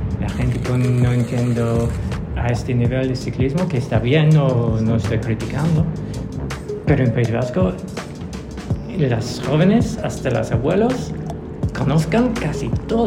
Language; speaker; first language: Spanish; non-native, learner; English